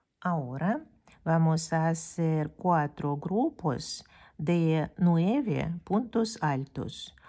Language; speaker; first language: Spanish; non-native, fluent; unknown